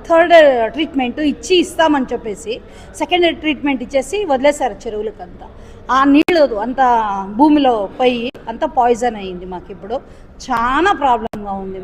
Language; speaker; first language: Telugu; native; Telugu